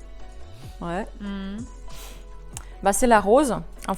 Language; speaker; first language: French; non-native, fluent; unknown